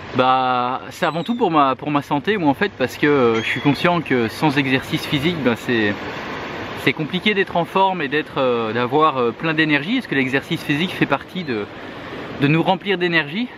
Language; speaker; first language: French; native; French